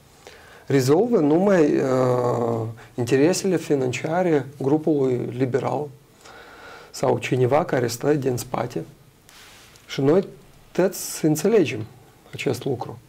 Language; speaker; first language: Romanian; non-native, local second language; Russian